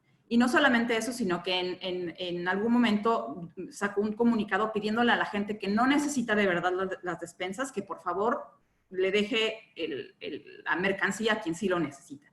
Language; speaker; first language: Spanish; native; Spanish